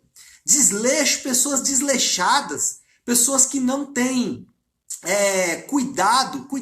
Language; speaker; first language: Portuguese; native; Portuguese